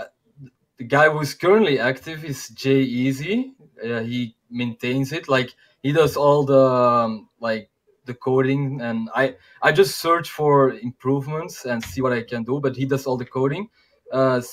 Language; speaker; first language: English; non-native, fluent; Dutch